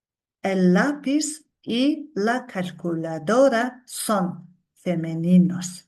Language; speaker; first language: Spanish; non-native, fluent; Mongolian